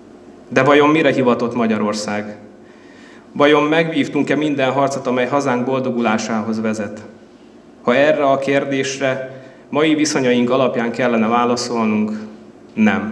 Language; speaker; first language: Hungarian; native; Hungarian